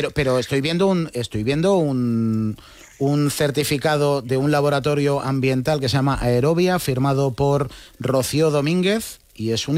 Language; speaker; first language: Spanish; native; Spanish